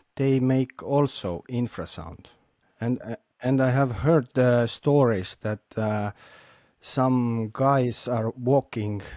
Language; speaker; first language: English; non-native, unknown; Estonian